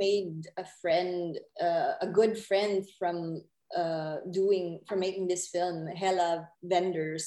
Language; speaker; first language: English; non-native, local second language; Filipino